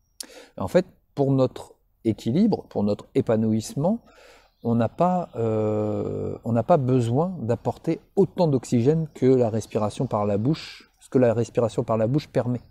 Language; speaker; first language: French; native; French